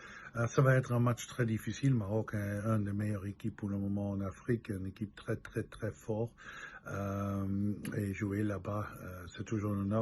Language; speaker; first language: French; non-native, local second language; Dutch